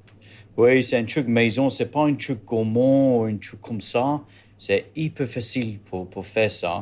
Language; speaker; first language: French; non-native, learner; English